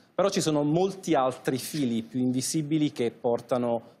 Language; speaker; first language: Italian; native; Italian